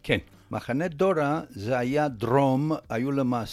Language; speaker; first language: Hebrew; non-native, fluent; Romanian